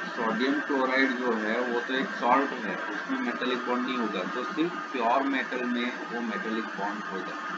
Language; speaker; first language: Hindi; non-native, local second language; Gujarati